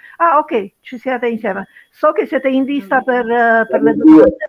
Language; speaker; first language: Italian; early bilingual, other home language; Romanian